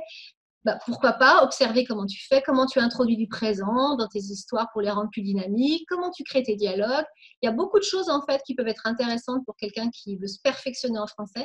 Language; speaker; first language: French; native; French